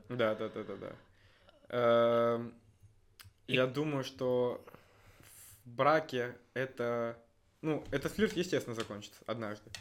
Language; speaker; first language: Russian; native; Russian